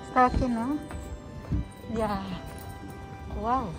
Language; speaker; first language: Spanish; non-native, learner; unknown